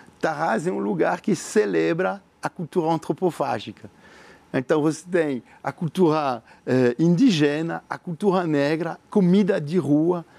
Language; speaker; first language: Portuguese; non-native, fluent; French